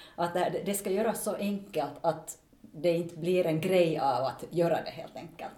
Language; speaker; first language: Swedish; native; Swedish